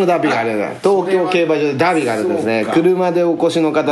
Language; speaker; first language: Japanese; native; Japanese